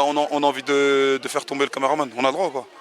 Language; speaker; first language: French; native; French